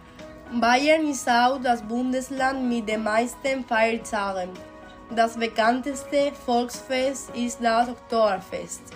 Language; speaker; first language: German; non-native, learner; Spanish